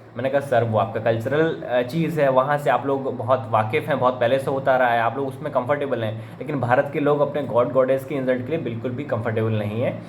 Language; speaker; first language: Hindi; native; Hindi